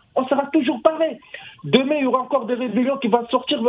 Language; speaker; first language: French; non-native, local second language; Sango